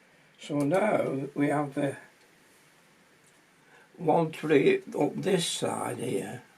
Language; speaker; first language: English; native; English